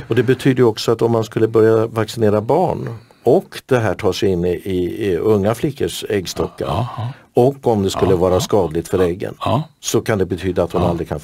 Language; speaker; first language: Swedish; native; Swedish